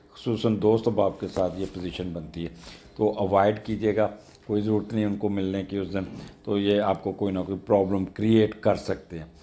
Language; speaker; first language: Urdu; native; Urdu